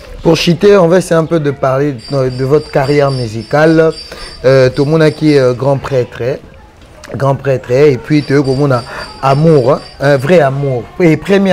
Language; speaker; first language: French; non-native, local second language; Lingala